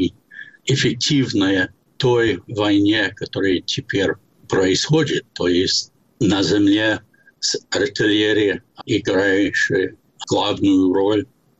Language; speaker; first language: Russian; non-native, fluent; English